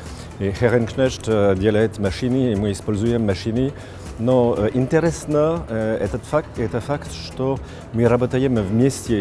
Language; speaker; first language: Russian; non-native, fluent; French